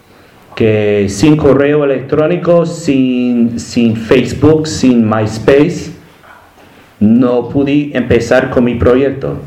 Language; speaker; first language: Spanish; non-native, learner; English